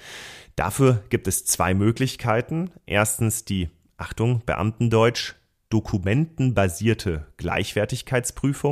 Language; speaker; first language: German; native; German